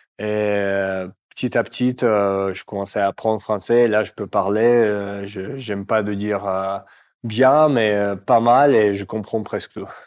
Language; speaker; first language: French; non-native, fluent; Russian